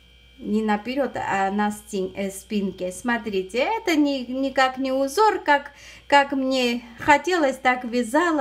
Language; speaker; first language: Russian; non-native, fluent; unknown